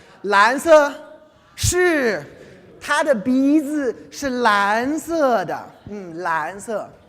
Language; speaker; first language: Chinese; non-native, fluent; English